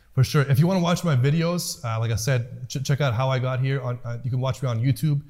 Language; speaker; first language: English; early bilingual, other home language; Persian